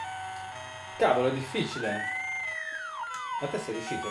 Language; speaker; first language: Italian; native; Italian